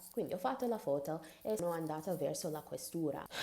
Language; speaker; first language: Italian; non-native, learner; English